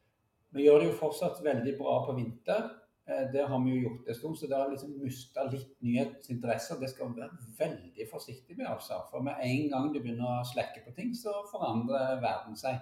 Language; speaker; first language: Norwegian; native; Norwegian